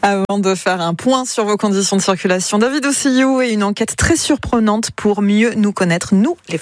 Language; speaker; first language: French; native; French